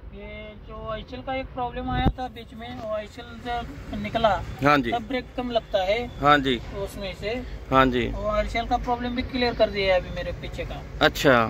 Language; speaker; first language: Hindi; non-native, local second language; Marathi